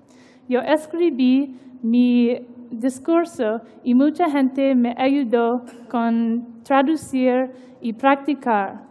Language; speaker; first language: Spanish; non-native, learner; English